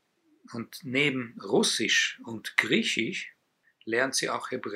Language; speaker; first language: German; non-native, fluent; Hebrew